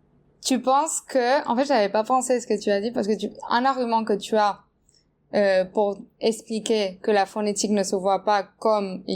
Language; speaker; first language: French; non-native, fluent; Spanish